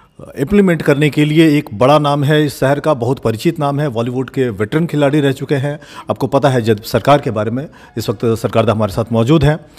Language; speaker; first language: Hindi; native; Hindi